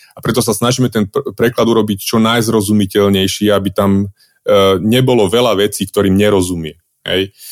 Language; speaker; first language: Slovak; native; Slovak